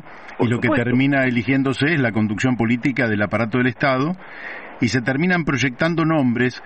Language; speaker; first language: Spanish; native; Spanish